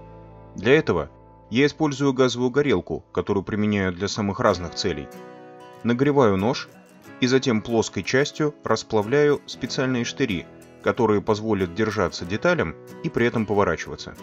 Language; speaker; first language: Russian; native; Russian